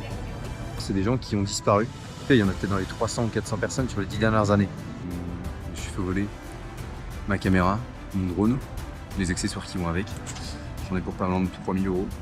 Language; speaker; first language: French; native; French